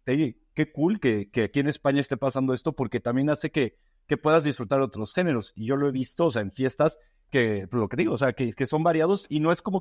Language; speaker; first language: Spanish; native; Spanish